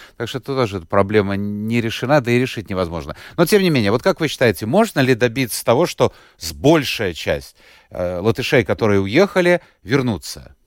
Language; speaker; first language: Russian; native; Russian